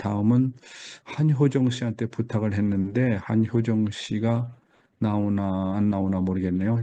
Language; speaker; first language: Korean; native; Korean